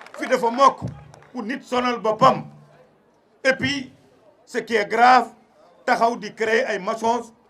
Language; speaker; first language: Wolof; non-native, local second language; Fula